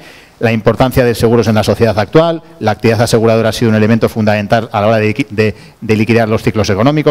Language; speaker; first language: Spanish; native; Spanish